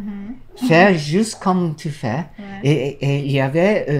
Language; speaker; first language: French; non-native, learner; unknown